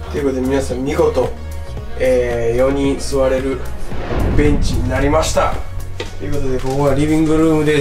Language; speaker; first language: Japanese; native; Japanese